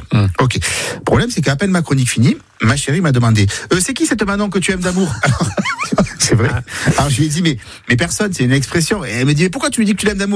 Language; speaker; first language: French; native; French